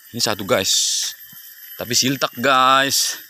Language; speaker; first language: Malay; non-native, local second language; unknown